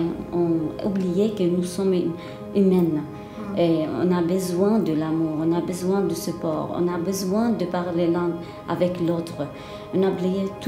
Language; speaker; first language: French; non-native, learner; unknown